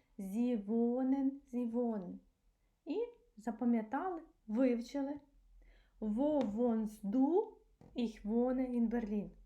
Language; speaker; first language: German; non-native, fluent; Ukrainian